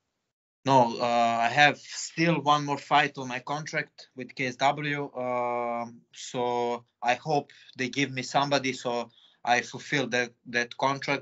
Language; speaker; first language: English; non-native, fluent; Serbian